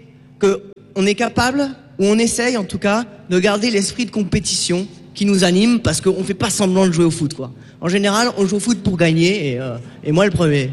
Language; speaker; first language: French; native; French